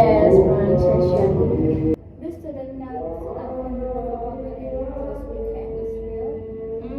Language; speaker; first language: English; non-native, learner; Indonesian